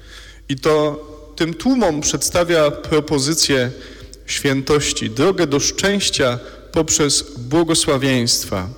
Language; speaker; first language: Polish; native; Polish